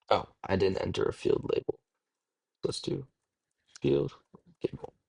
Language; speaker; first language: English; native; English